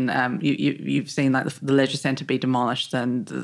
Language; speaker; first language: English; native; English